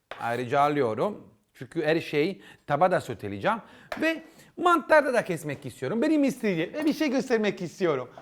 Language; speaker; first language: Turkish; non-native, learner; Italian